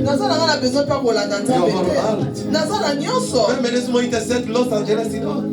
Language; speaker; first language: Swedish; non-native, fluent; Lingala